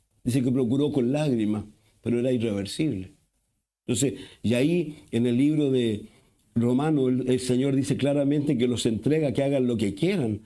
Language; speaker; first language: Spanish; native; Spanish